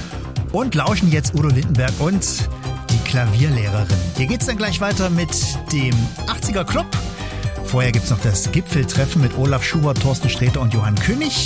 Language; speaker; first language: German; native; German